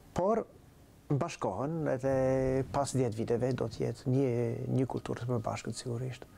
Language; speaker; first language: Albanian; non-native, fluent; English